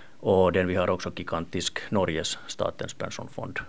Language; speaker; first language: Swedish; non-native, local second language; Finnish